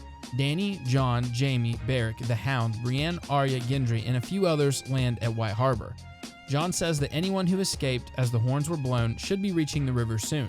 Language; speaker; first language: English; native; English